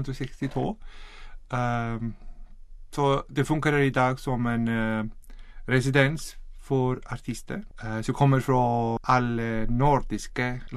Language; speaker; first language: Swedish; non-native, learner; Icelandic